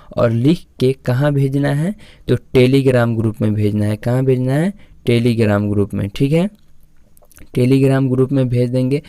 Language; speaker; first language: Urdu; native; Urdu